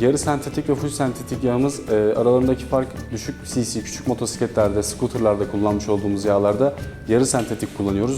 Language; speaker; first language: Turkish; native; Turkish